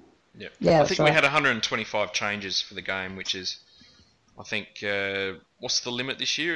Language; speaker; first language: English; native; English